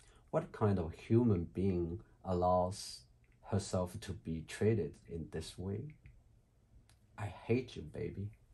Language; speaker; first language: English; non-native, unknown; Chinese